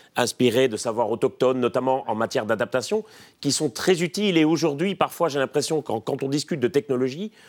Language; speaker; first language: French; native; French